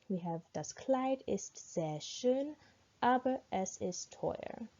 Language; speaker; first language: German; non-native, learner; English